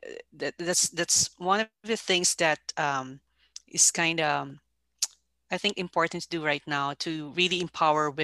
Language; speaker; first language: English; non-native, local second language; Filipino